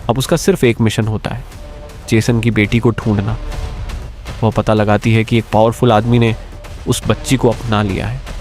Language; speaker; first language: Hindi; native; Hindi